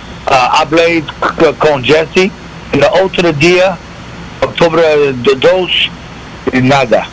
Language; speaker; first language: Spanish; non-native, learner; English